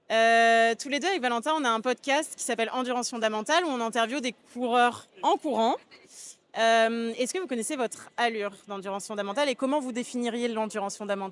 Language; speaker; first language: French; native; French